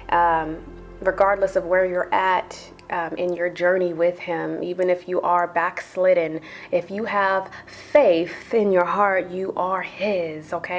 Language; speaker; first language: English; native; English